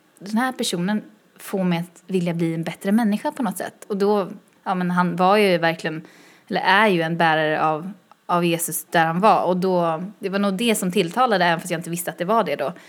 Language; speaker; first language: Swedish; early bilingual, other home language; Chinese